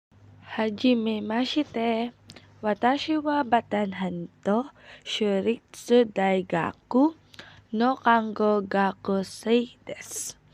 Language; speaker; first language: Japanese; non-native, learner; Filipino